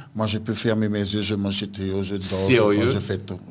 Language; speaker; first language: French; native; French